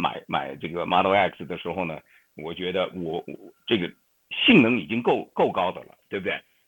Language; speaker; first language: Chinese; native; Chinese